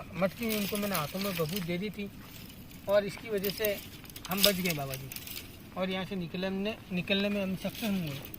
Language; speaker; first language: Hindi; native; Hindi